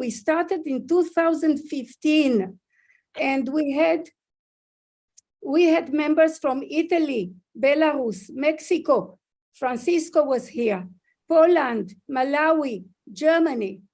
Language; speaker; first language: English; non-native, fluent; Hebrew